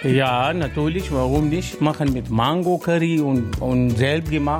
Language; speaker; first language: German; non-native, learner; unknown